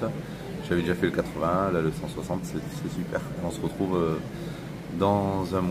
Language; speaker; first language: French; native; French